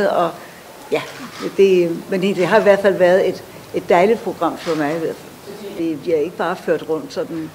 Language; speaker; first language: Danish; native; Danish